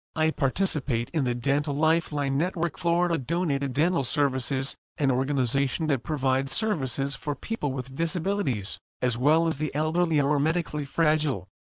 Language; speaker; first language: English; non-native, fluent; Spanish